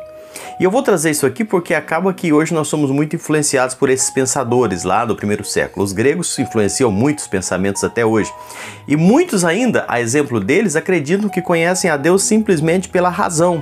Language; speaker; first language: Portuguese; native; Portuguese